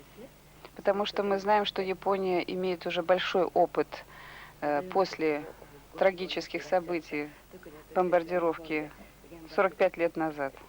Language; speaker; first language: Russian; native; Russian